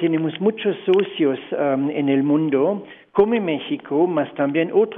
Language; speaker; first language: Spanish; non-native, fluent; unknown